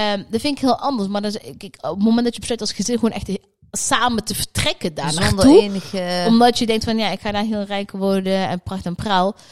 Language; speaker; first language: Dutch; early bilingual, other home language; Arabic